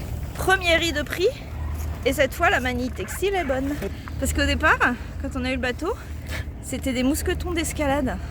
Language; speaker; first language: French; native; French